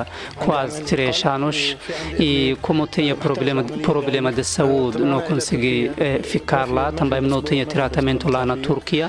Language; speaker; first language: Portuguese; non-native, learner; Arabic